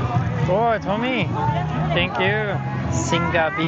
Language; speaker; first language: English; non-native, fluent; French